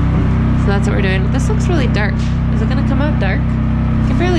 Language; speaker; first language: English; native; English